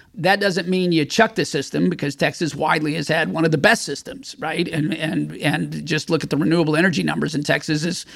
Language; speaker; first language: English; native; English